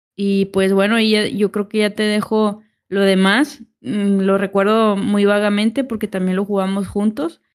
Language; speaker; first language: Spanish; native; Spanish